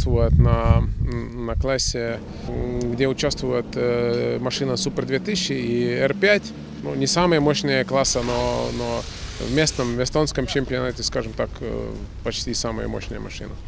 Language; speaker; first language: Russian; non-native, fluent; Estonian